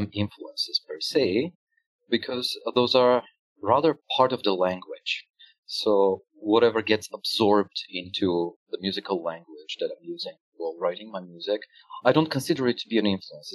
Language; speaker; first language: English; non-native, fluent; Russian